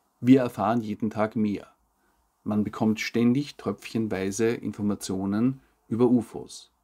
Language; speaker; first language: German; native; German